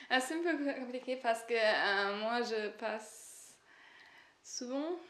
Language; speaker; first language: French; non-native, learner; German